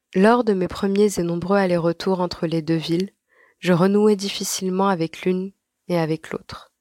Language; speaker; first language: French; non-native, local second language; Arabic